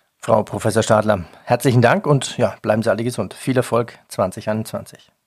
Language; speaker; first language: German; native; German